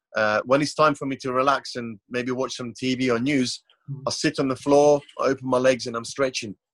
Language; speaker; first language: English; non-native, fluent; Croatian